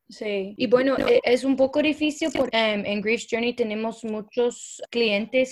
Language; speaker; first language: Spanish; non-native, fluent; English